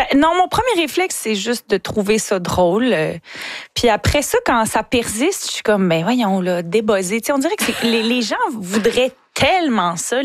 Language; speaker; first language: French; native; French